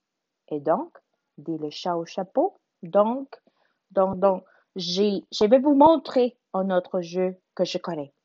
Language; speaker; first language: French; non-native, learner; Spanish